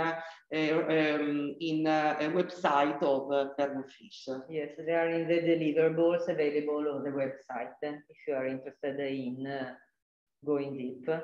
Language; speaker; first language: English; non-native, fluent; Italian